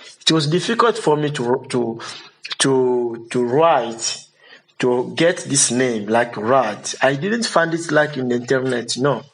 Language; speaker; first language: English; non-native, learner; Lingala